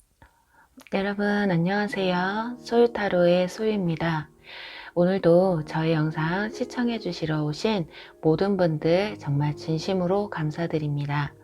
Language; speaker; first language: Korean; native; Korean